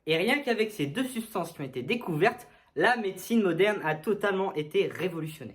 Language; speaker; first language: French; native; French